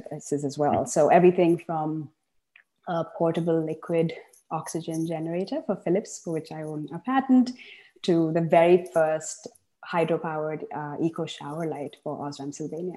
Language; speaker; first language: English; non-native, local second language; Tamil